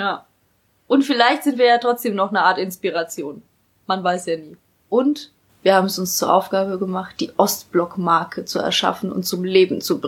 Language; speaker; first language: German; early bilingual, other home language; Polish